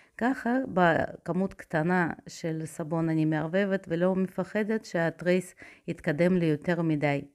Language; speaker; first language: Hebrew; non-native, fluent; Russian